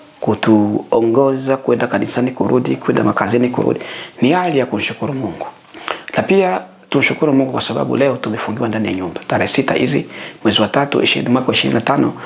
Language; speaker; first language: Swahili; native; Swahili